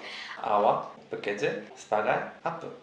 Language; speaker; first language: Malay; non-native, learner; Korean